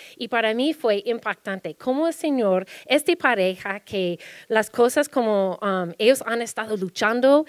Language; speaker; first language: Spanish; early bilingual, heritage; Spanish